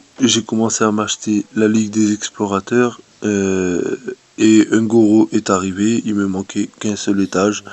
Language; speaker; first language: French; native; French